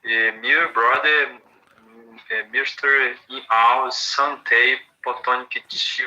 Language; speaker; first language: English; non-native, learner; Portuguese